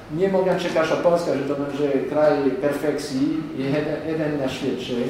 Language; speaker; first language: Polish; non-native, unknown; French